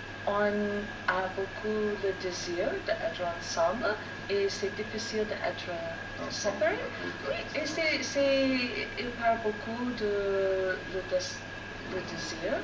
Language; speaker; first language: French; non-native, fluent; English